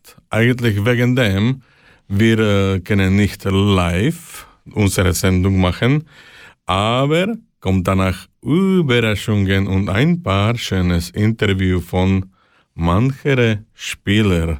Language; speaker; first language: German; non-native, learner; Slovak